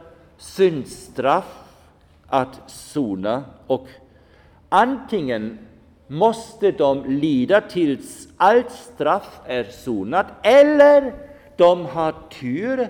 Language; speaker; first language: Swedish; non-native, fluent; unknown